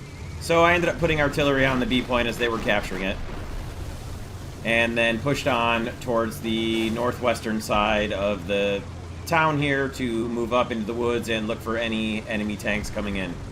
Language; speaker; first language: English; native; English